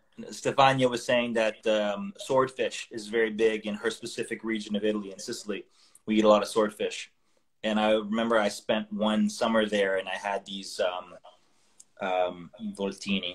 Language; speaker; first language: English; early bilingual, other home language; Italian